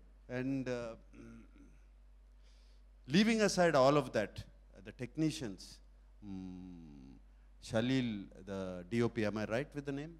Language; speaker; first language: Telugu; native; Telugu